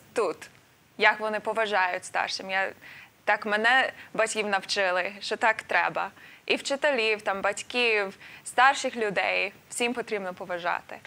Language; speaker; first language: Ukrainian; non-native, fluent; English